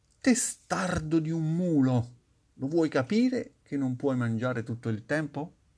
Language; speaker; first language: Italian; native; Italian